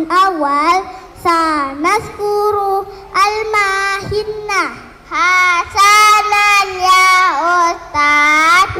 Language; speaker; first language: Arabic; non-native, learner; Indonesian